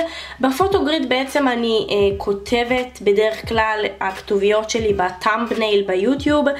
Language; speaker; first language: Hebrew; native; Hebrew